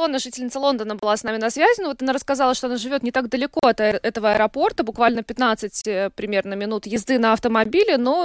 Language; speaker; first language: Russian; native; Russian